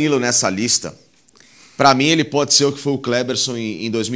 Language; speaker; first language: Portuguese; native; Portuguese